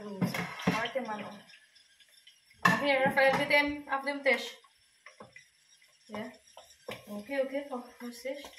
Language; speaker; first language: German; non-native, learner; Filipino